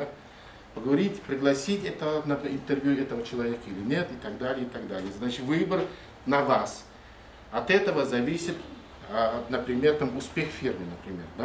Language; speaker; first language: Russian; non-native, fluent; Mongolian